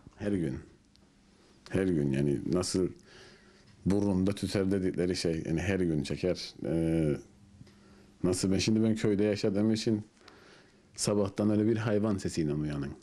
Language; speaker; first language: Turkish; native; Turkish